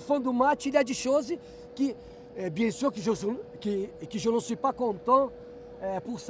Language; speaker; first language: French; non-native, fluent; Portuguese